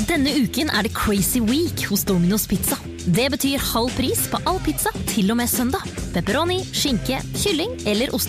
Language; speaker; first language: Norwegian; native; Norwegian